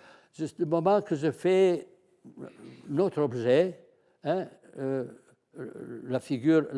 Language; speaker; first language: French; non-native, fluent; Italian